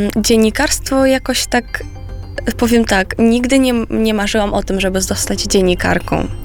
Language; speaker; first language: Polish; non-native, fluent; Romanian